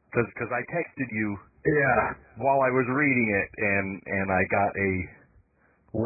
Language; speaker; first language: English; native; English